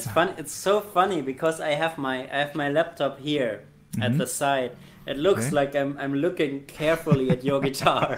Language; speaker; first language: English; non-native, fluent; German